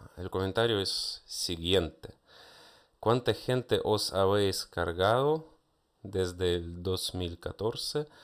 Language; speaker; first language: Spanish; non-native, fluent; Russian